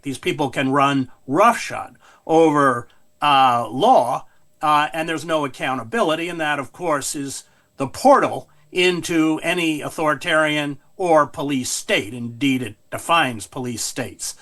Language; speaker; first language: English; native; English